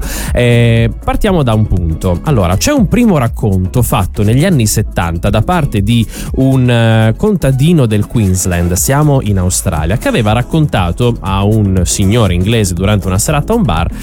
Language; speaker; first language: Italian; native; Italian